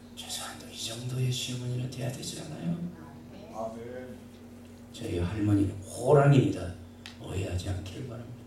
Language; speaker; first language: Korean; native; Korean